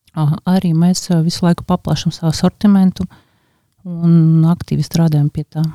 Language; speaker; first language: Latvian; non-native, local second language; Russian